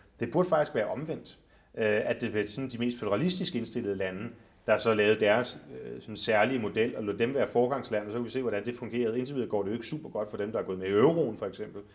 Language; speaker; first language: Danish; native; Danish